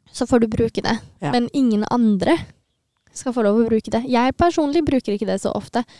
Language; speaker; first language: Norwegian; early bilingual, other home language; Tigrinya